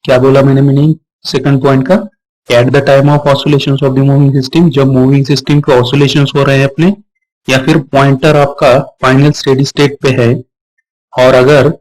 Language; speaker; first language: Hindi; non-native, local second language; Marathi